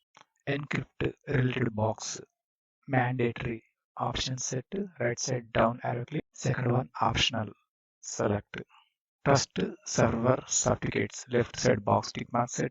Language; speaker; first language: English; non-native, learner; Telugu